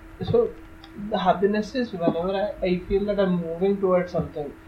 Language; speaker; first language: English; non-native, local second language; Marathi